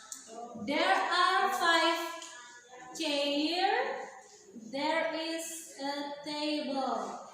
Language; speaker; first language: English; non-native, learner; Indonesian